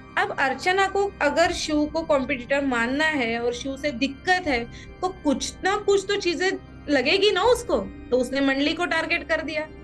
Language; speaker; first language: Hindi; non-native, local second language; Marathi